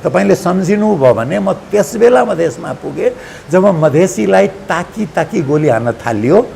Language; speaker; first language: Nepali; non-native, local second language; Maithili